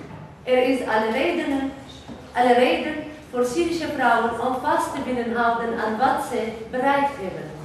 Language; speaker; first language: Dutch; non-native, fluent; Arabic